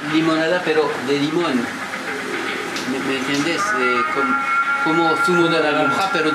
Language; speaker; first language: Spanish; non-native, learner; French